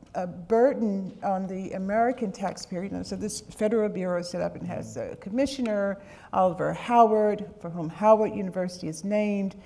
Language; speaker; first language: English; native; English